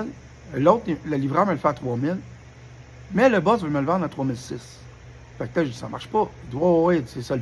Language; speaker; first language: French; native; French